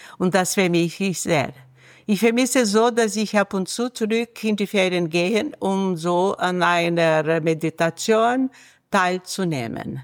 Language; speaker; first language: German; non-native, fluent; Portuguese